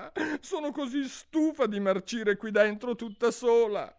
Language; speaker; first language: Italian; native; Italian